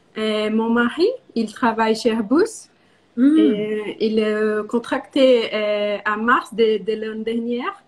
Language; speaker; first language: French; non-native, learner; Portuguese